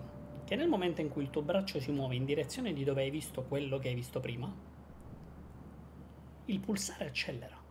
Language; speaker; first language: Italian; native; Italian